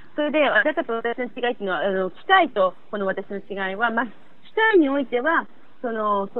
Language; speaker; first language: Japanese; native; Japanese